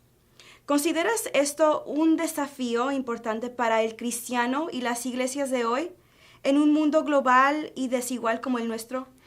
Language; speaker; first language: Spanish; early bilingual, heritage; Spanish